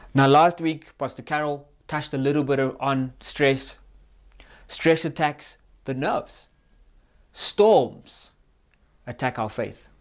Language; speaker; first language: English; native; English